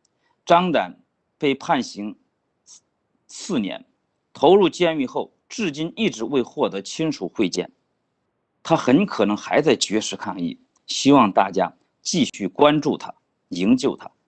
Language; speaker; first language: Chinese; native; Chinese